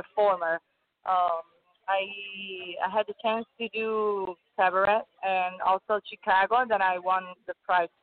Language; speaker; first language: English; non-native, learner; Spanish